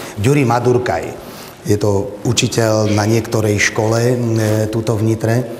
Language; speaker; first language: Slovak; native; Slovak